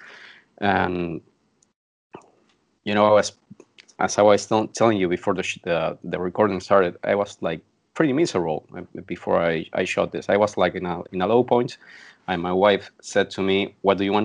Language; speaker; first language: English; non-native, fluent; Spanish